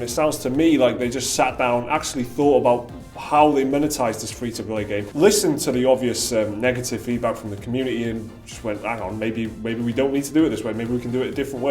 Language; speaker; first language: English; native; English